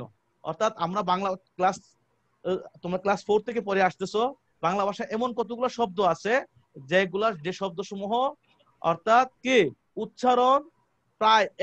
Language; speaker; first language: Bangla; native; Bangla